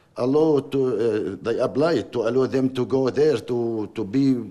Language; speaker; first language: English; non-native, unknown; Arabic